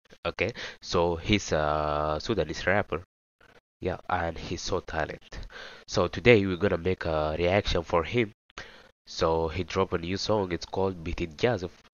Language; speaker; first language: English; non-native, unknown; Arabic